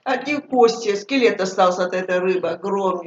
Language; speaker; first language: Russian; native; Russian